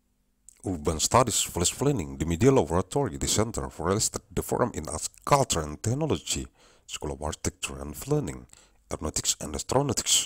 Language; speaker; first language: English; non-native, learner; Indonesian